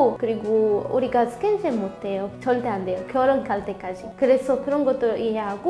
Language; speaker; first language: Korean; non-native, fluent; Arabic